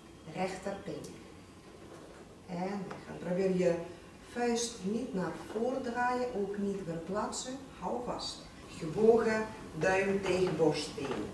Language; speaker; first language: Dutch; non-native, fluent; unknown